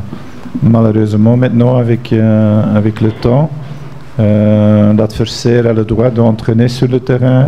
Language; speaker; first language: French; non-native, fluent; Dutch